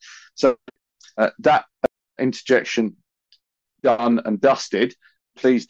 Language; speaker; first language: English; native; English